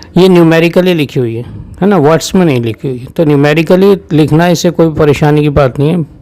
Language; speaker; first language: Hindi; native; Hindi